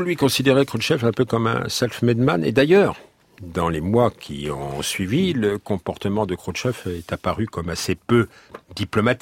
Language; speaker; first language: French; native; French